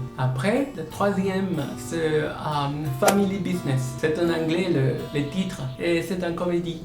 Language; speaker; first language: French; non-native, learner; Spanish